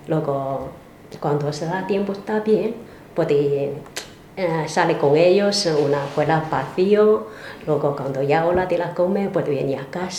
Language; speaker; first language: Spanish; non-native, learner; Chinese